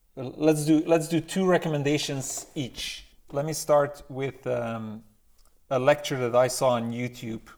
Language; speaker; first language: English; non-native, fluent; Dutch